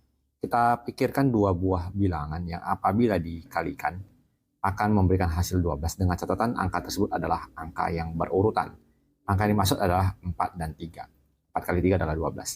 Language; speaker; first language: Indonesian; native; Indonesian